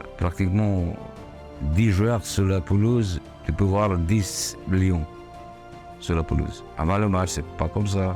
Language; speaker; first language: French; non-native, fluent; Serbian